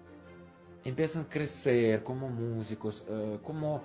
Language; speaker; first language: Spanish; non-native, fluent; Russian